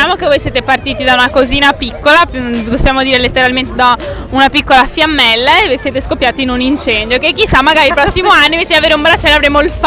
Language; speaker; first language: Italian; native; Italian